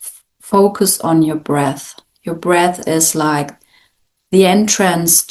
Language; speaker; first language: English; non-native, fluent; German